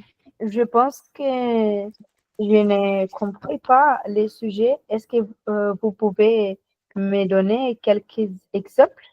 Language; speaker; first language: French; non-native, learner; Portuguese